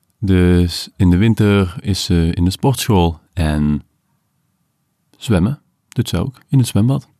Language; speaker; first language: Dutch; native; Dutch